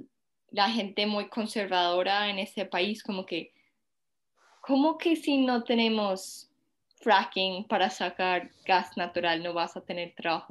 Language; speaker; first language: Spanish; early bilingual, heritage; Spanish